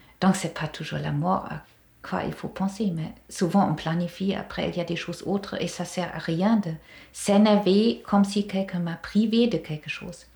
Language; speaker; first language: French; non-native, fluent; German